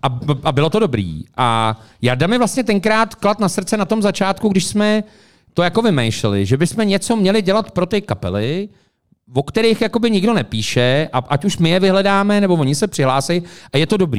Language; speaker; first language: Czech; native; Czech